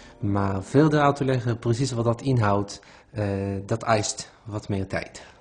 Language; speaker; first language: Dutch; non-native, fluent; Hebrew